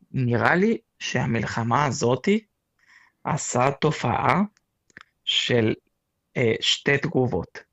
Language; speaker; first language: Hebrew; non-native, fluent; Spanish